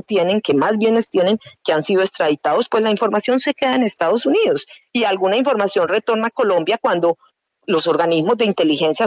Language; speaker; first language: Spanish; native; Spanish